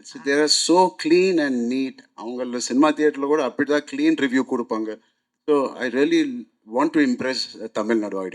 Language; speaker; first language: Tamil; non-native, learner; Telugu